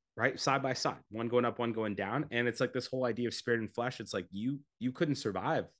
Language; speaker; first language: English; native; English